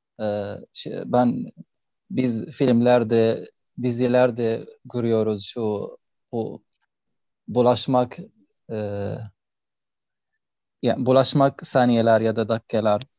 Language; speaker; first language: Turkish; non-native, learner; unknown